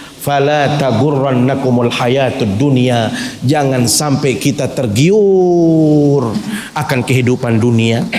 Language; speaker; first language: Malay; non-native, local second language; Sasak